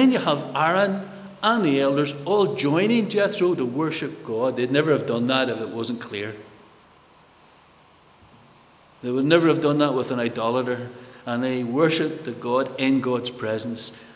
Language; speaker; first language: English; native; English